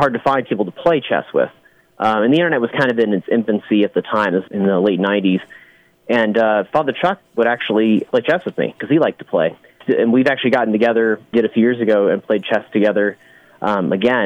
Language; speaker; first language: English; native; English